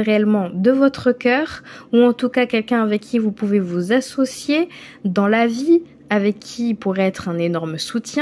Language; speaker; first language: French; native; French